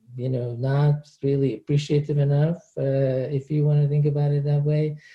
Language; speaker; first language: English; non-native, fluent; Turkish